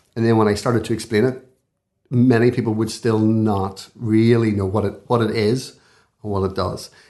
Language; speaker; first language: English; native; English